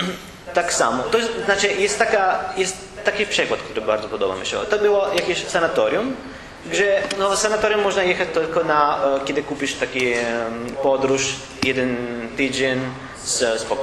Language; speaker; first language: Polish; non-native, learner; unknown